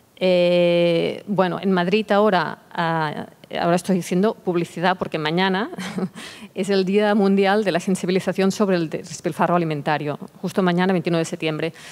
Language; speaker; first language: Spanish; non-native, local second language; Catalan